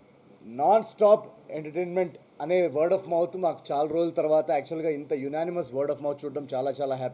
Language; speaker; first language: Telugu; native; Telugu